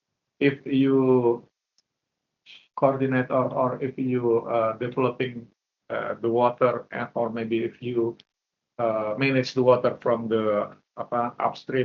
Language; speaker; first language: English; non-native, learner; Indonesian